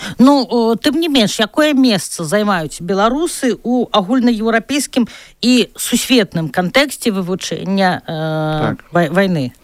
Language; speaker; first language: Belarusian; non-native, local second language; Russian